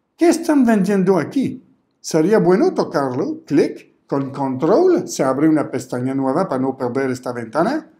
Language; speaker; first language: Spanish; non-native, fluent; French